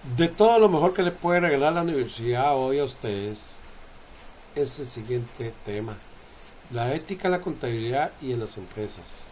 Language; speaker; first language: Spanish; native; Spanish